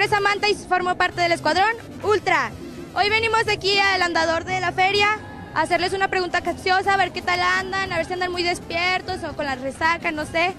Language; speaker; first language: Spanish; native; Spanish